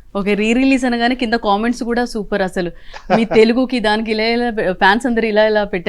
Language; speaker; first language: Telugu; native; Telugu